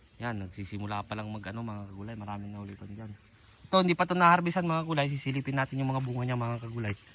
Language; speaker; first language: Filipino; native; Filipino